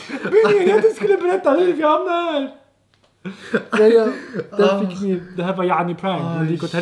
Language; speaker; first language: Swedish; native; Swedish